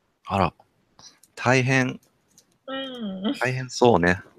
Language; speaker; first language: Japanese; non-native, learner; English